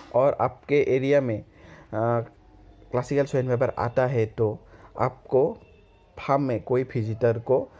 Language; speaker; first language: Hindi; non-native, local second language; Assamese